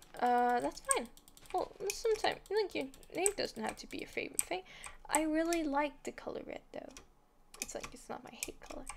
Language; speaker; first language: English; non-native, fluent; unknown